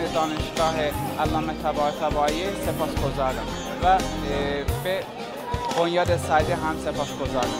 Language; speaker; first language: Persian; non-native, learner; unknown